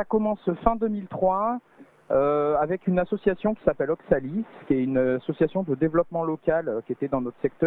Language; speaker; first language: French; native; French